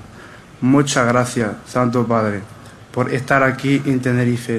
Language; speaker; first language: Spanish; non-native, fluent; Arabic